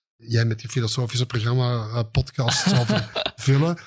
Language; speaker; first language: Dutch; native; Dutch